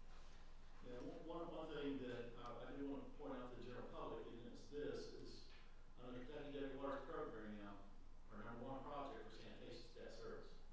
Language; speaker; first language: English; native; English